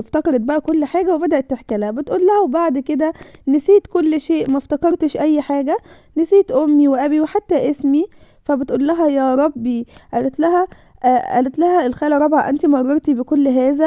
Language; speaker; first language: Arabic; native; Arabic